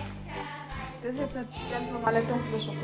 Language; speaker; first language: German; native; German